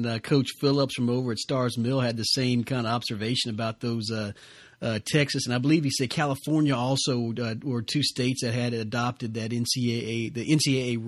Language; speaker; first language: English; native; English